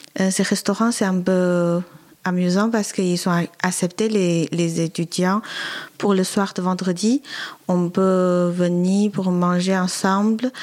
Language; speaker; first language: French; non-native, learner; Chinese